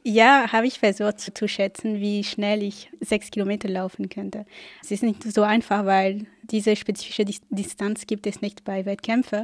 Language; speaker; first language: German; non-native, fluent; French